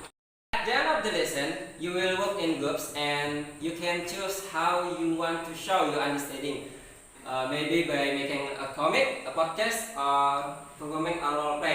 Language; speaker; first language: English; non-native, fluent; Indonesian